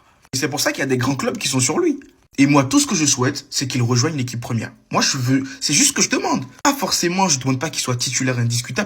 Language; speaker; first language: French; native; French